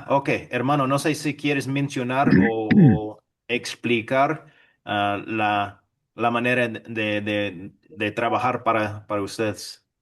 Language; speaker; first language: Spanish; non-native, fluent; English